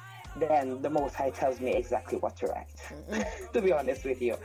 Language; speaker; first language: English; non-native, local second language; Jamaican Creole English